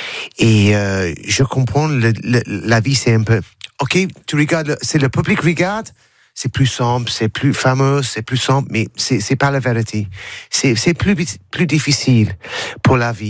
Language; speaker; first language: French; non-native, learner; English